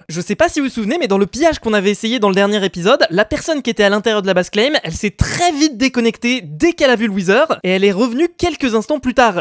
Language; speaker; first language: French; native; French